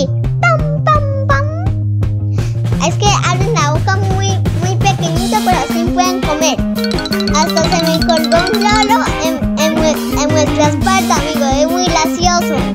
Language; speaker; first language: Spanish; early bilingual, heritage; Spanish